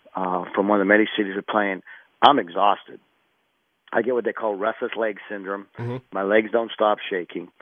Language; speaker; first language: English; native; English